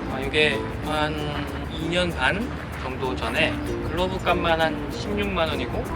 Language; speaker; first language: Korean; native; Korean